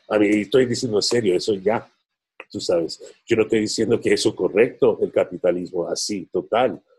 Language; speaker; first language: Spanish; non-native, fluent; English